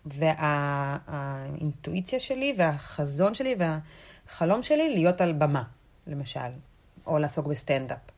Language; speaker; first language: Hebrew; early bilingual, other home language; Russian